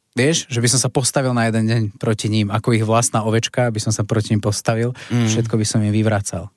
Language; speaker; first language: Slovak; native; Slovak